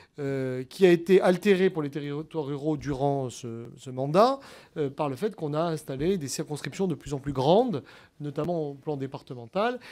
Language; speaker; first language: French; native; French